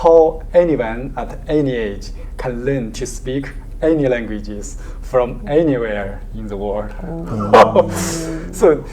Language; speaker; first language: English; non-native, learner; Chinese